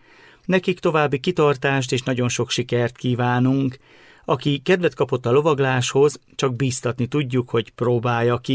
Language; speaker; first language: Hungarian; native; Hungarian